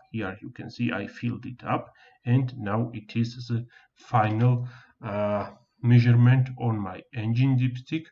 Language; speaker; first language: English; non-native, learner; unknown